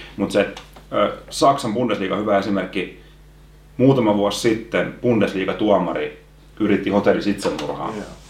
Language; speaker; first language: Finnish; native; Finnish